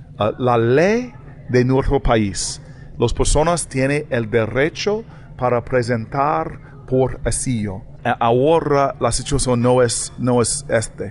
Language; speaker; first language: Spanish; non-native, learner; English